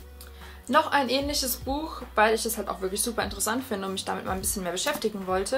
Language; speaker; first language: German; native; German